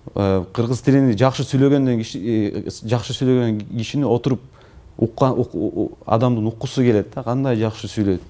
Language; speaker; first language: Kyrgyz; non-native, local second language; Turkish